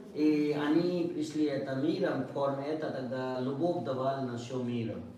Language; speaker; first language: Russian; non-native, learner; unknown